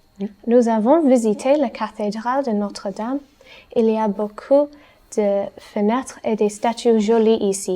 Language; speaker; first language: French; non-native, learner; English